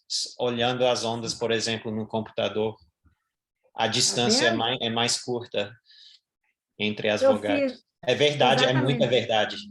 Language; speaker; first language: Portuguese; non-native, fluent; English